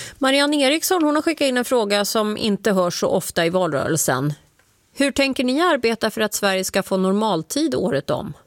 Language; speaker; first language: Swedish; native; Swedish